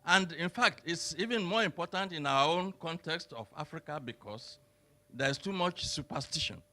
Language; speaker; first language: English; non-native, local second language; Yoruba